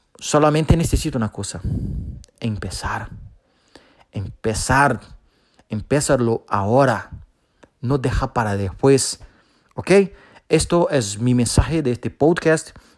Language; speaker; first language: Spanish; non-native, fluent; Portuguese